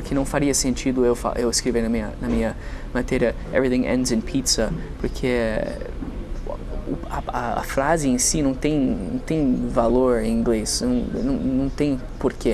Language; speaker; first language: Portuguese; non-native, fluent; English